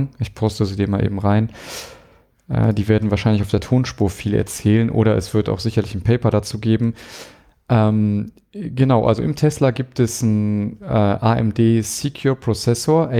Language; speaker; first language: German; native; German